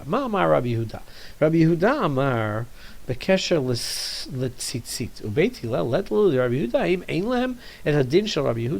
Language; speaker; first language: Hebrew; non-native, fluent; English